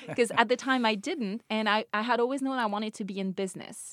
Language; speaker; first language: English; non-native, fluent; French